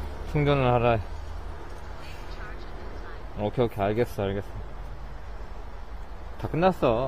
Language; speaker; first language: Korean; native; Korean